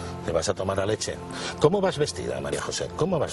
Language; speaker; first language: Spanish; native; Spanish